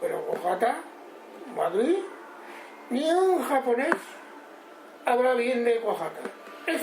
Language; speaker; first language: Spanish; non-native, learner; Japanese